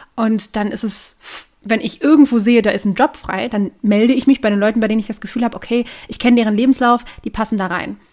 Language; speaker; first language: German; native; German